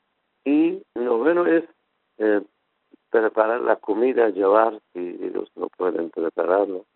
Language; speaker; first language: Spanish; non-native, fluent; Persian